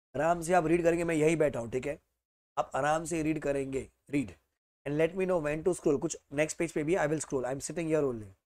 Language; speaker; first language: Hindi; native; Hindi